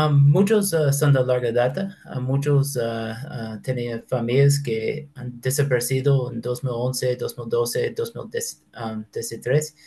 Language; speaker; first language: Spanish; non-native, fluent; English